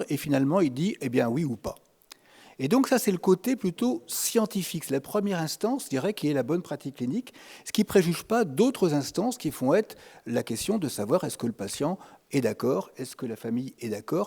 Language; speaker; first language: French; native; French